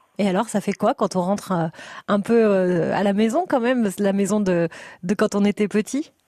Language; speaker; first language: French; native; French